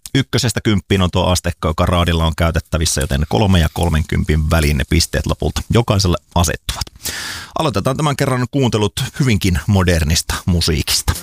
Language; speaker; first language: Finnish; native; Finnish